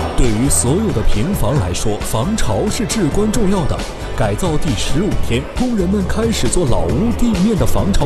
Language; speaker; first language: Chinese; native; Chinese